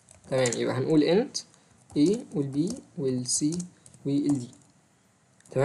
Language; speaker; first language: Arabic; native; Arabic